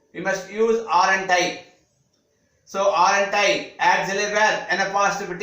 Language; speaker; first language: English; non-native, local second language; Telugu